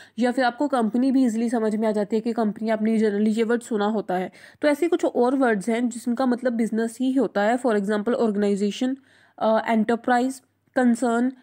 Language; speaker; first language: Hindi; non-native, local second language; Punjabi